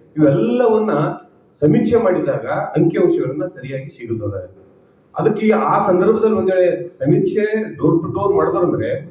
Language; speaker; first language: Kannada; native; Kannada